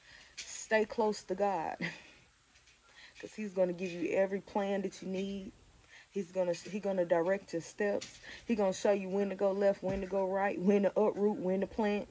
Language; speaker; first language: English; native; English